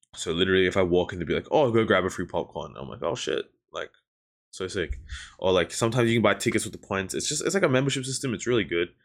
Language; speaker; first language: English; native; English